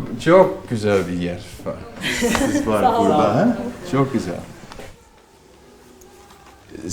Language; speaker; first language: Turkish; non-native, learner; Dutch